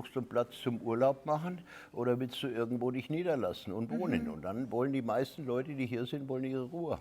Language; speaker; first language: German; native; German